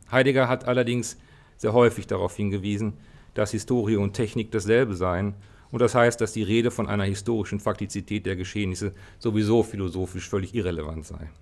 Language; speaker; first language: German; native; German